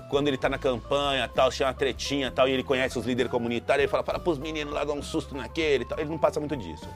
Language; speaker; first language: Portuguese; native; Portuguese